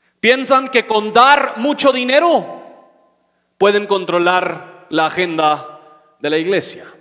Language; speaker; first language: Spanish; non-native, fluent; English